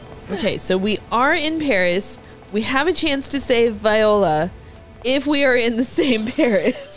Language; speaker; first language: English; native; English